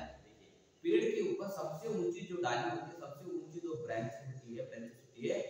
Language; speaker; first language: Hindi; non-native, local second language; Kannada